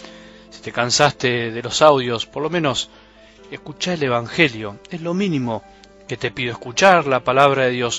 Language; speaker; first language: Spanish; native; Spanish